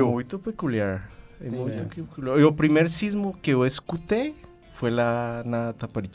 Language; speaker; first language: Portuguese; non-native, fluent; Spanish